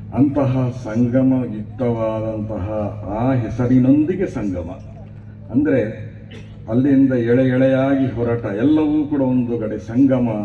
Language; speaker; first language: Kannada; non-native, local second language; Tulu